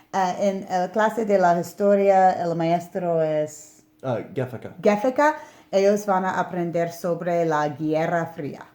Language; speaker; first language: Spanish; non-native, learner; English